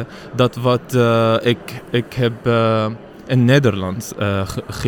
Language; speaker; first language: Dutch; non-native, learner; Arabic